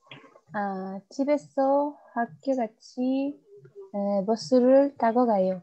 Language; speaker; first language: Korean; non-native, learner; Spanish